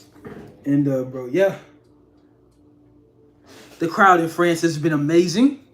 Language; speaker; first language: English; native; English